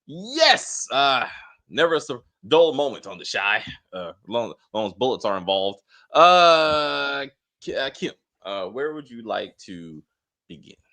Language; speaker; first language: English; native; English